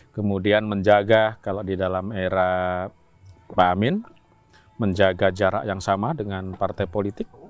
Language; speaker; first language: Indonesian; non-native, local second language; Javanese